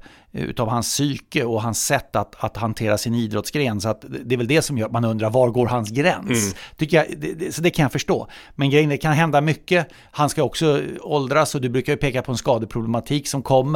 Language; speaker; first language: Swedish; native; Swedish